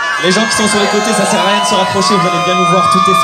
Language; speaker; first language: French; native; French